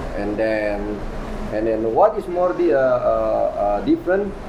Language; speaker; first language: English; non-native, learner; Indonesian